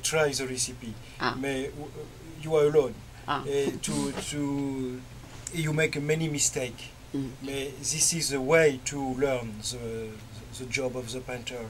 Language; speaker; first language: English; non-native, learner; French